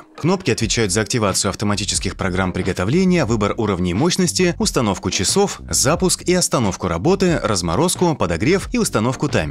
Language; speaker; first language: Russian; native; Russian